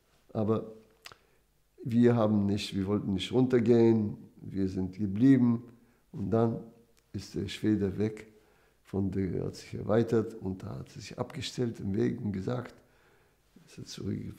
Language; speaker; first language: German; non-native, fluent; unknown